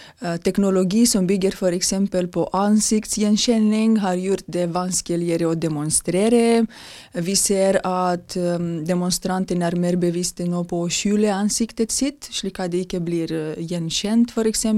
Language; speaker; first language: Norwegian; non-native, fluent; Romanian